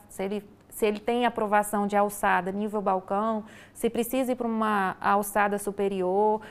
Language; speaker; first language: Portuguese; native; Portuguese